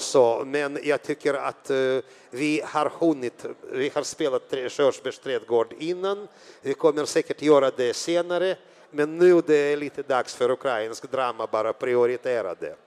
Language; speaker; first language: Swedish; non-native, fluent; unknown